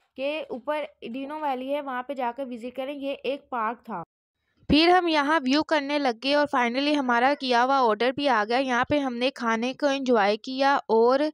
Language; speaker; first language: Urdu; non-native, local second language; Punjabi